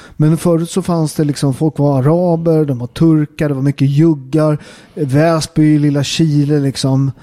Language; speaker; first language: Swedish; native; Swedish